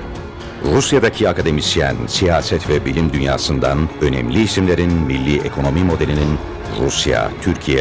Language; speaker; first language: Turkish; native; Turkish